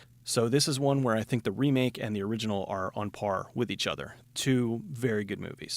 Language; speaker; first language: English; native; English